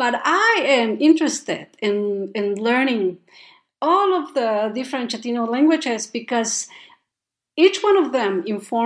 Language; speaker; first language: English; non-native, fluent; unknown